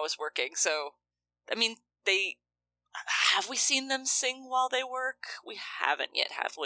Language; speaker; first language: English; native; English